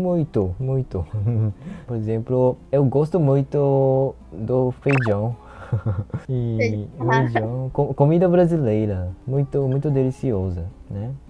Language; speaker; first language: Portuguese; non-native, learner; Japanese